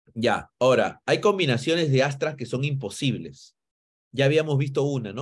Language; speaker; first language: Spanish; native; Spanish